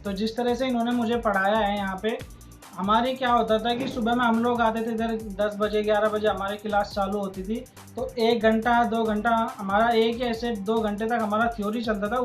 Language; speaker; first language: Hindi; native; Hindi